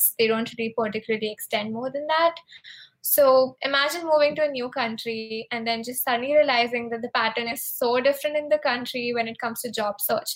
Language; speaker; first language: English; non-native, local second language; Hindi